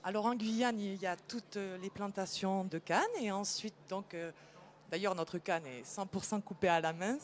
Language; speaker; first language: French; native; French